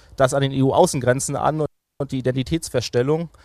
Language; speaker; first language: German; native; German